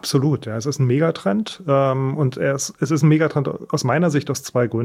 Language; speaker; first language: German; native; German